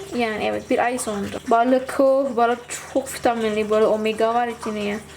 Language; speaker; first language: Turkish; non-native, learner; Indonesian